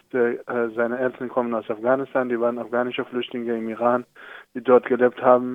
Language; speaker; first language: German; non-native, fluent; Persian